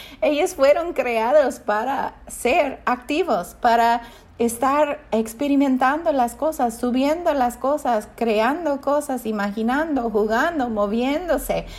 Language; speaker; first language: Spanish; non-native, fluent; English